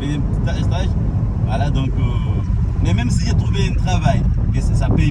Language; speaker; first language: French; non-native, local second language; Comorian